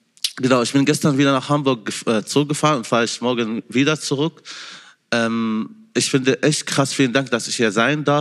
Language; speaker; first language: German; non-native, fluent; Arabic